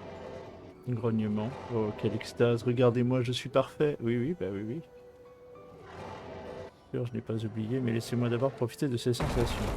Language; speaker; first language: French; native; French